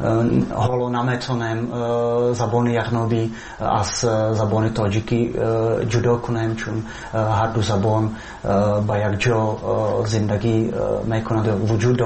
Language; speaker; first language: Tajik; non-native, fluent; Czech